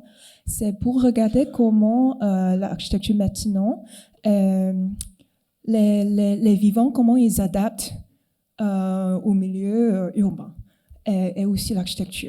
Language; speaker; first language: French; non-native, fluent; Cantonese